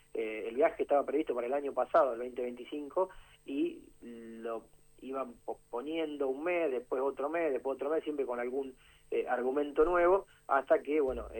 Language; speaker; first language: Spanish; native; Spanish